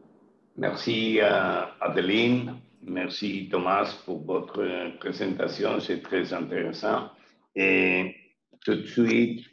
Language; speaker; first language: French; non-native, learner; Spanish